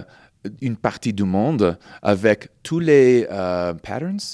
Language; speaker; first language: French; non-native, fluent; English